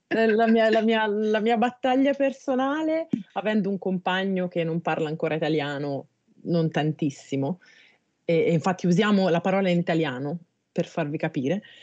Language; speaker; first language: Italian; native; Italian